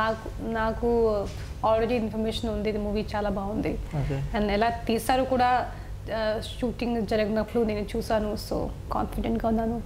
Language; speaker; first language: Telugu; non-native, local second language; Hindi